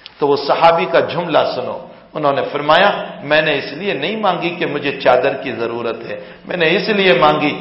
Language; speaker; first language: Urdu; non-native, local second language; Gujarati